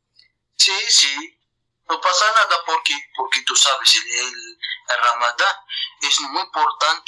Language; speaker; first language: Spanish; non-native, learner; Arabic